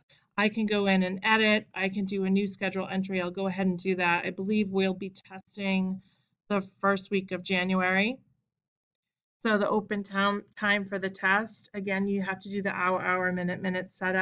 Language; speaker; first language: English; native; English